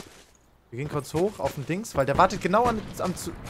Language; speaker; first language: German; native; German